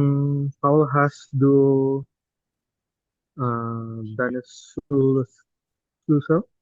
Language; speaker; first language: German; non-native, learner; Indonesian